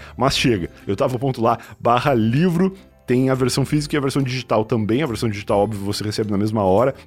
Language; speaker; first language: Portuguese; native; Portuguese